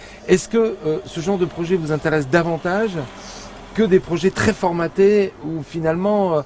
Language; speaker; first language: French; native; French